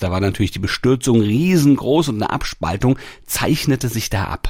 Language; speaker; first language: German; native; German